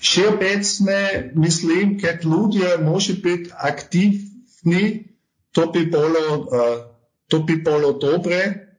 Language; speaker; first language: Slovak; non-native, learner; German